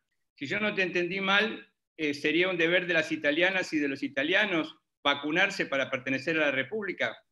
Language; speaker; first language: Spanish; native; Spanish